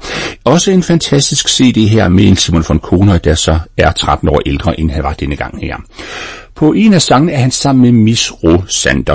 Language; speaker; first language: Danish; native; Danish